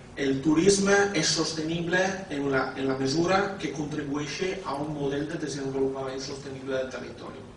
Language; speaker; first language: Catalan; non-native, fluent; Italian